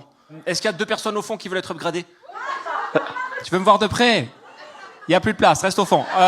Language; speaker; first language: French; native; French